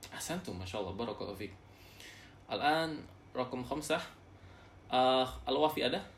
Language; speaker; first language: Arabic; non-native, fluent; Indonesian